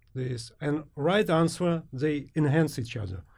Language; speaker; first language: English; non-native, fluent; Ukrainian